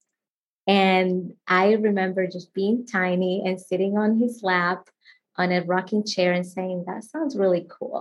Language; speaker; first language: English; non-native, fluent; Spanish